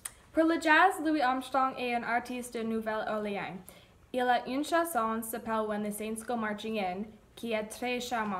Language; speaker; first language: French; non-native, learner; English